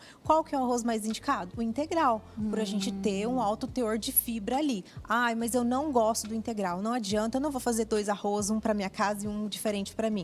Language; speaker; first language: Portuguese; native; Portuguese